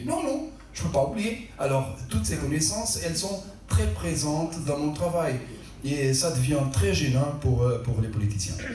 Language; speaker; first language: French; non-native, local second language; Portuguese